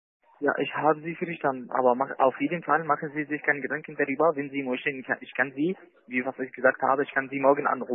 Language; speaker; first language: German; non-native, learner; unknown